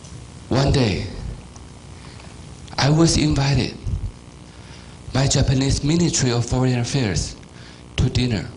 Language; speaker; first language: English; non-native, fluent; Chinese